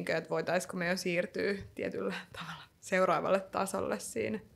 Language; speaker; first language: Finnish; native; Finnish